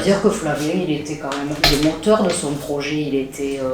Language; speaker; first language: French; native; French